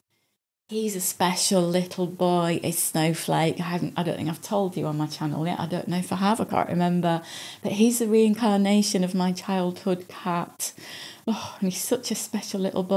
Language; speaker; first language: English; native; English